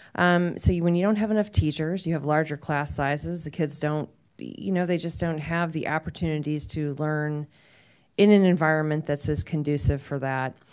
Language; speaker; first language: English; native; English